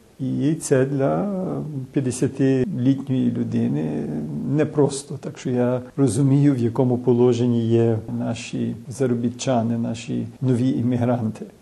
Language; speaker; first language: Ukrainian; early bilingual, heritage; Ukrainian